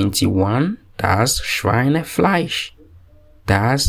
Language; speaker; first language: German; non-native, fluent; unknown